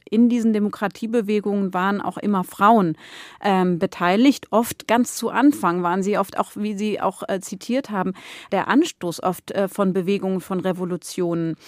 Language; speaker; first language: German; native; German